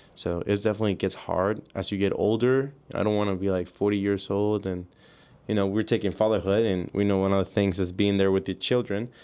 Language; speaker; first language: English; early bilingual, other home language; Spanish